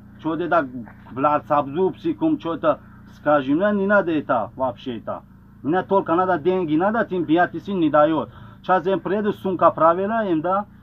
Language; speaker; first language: Russian; non-native, local second language; Tajik